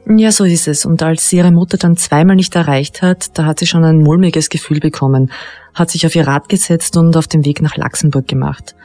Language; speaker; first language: German; native; German